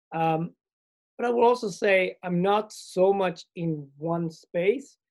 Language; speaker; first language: English; early bilingual, other home language; Swedish